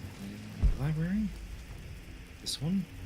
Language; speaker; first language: English; native; English